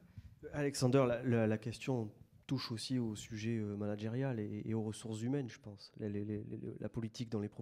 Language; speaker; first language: French; native; French